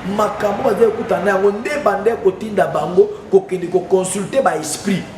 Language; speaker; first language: Lingala; native; Lingala